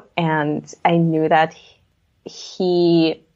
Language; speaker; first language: English; non-native, fluent; German